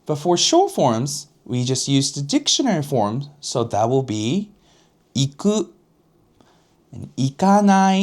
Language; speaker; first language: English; non-native, fluent; Japanese